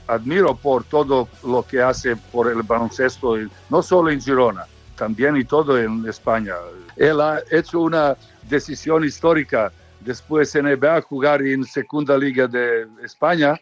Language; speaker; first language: Spanish; non-native, learner; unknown